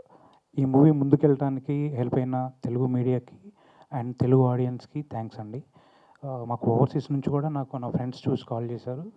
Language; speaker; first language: Telugu; native; Telugu